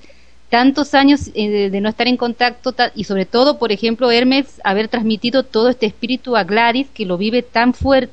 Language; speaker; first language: Spanish; native; Spanish